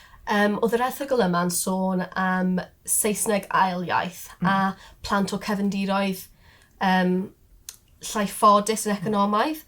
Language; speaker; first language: Welsh; non-native, local second language; English